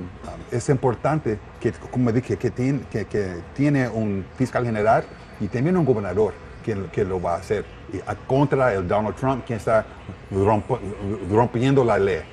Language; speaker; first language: Spanish; non-native, learner; English